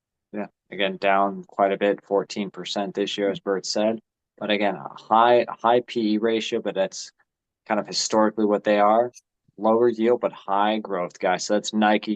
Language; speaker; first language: English; native; English